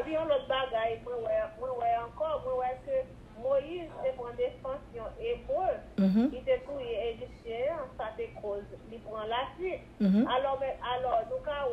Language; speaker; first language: French; non-native, local second language; Haitian Creole